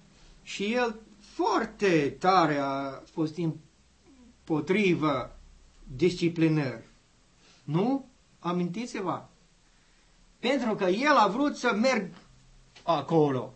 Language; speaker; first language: Romanian; non-native, learner; English